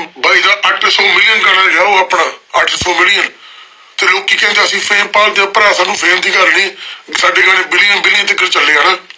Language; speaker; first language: Punjabi; early bilingual, heritage; Punjabi